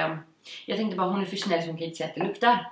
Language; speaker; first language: Swedish; native; Swedish